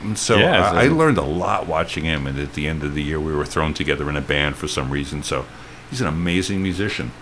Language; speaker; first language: English; native; English